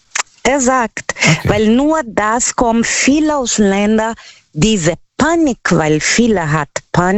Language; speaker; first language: German; non-native, fluent; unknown